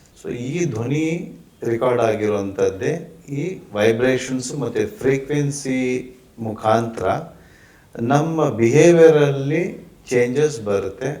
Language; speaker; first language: Kannada; non-native, local second language; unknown